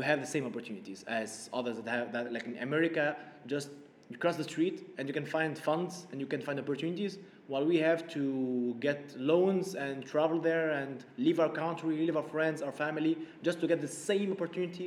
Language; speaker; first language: English; non-native, fluent; Arabic